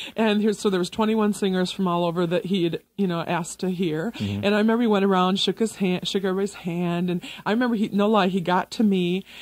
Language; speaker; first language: English; native; English